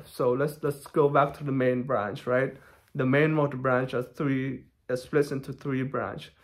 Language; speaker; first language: English; non-native, fluent; Thai